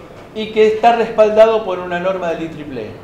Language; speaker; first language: Spanish; native; Spanish